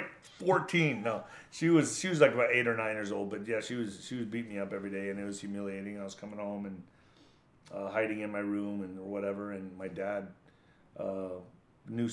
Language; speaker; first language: English; native; English